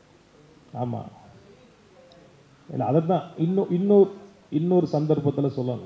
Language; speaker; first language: Tamil; native; Tamil